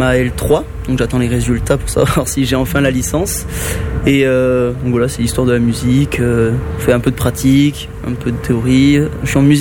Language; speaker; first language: French; native; French